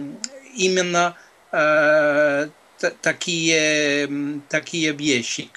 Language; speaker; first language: Russian; non-native, fluent; Spanish